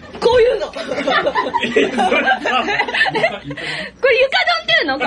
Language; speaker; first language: Japanese; native; Japanese